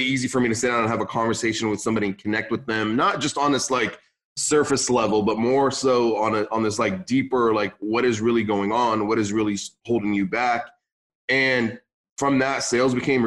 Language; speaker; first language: English; early bilingual, other home language; Arabic